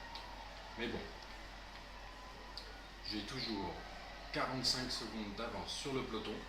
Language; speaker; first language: French; native; French